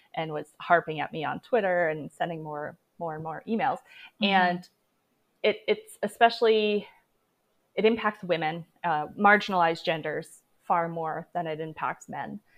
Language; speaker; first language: English; native; English